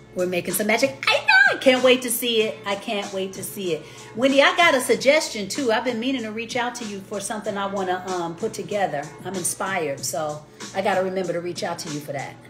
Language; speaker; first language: English; native; English